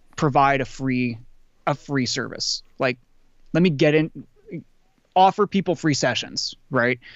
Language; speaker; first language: English; native; English